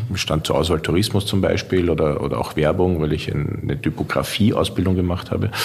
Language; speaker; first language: German; native; German